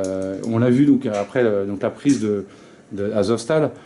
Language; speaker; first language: French; native; French